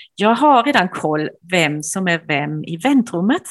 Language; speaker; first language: Swedish; non-native, fluent; German